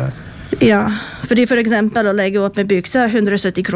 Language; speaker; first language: Swedish; non-native, fluent; English